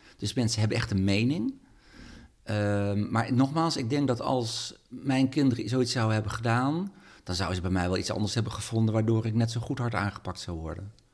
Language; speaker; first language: Dutch; native; Dutch